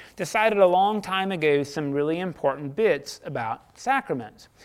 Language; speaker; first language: English; native; English